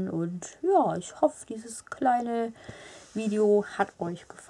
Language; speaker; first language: German; native; German